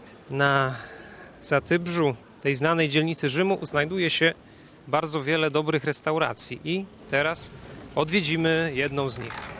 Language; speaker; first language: Polish; native; Polish